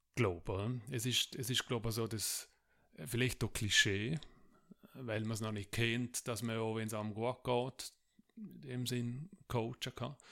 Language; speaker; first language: German; native; German